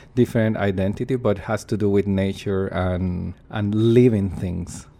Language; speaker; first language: English; non-native, fluent; Spanish